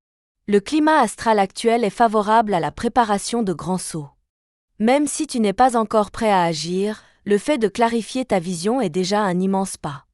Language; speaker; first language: French; native; French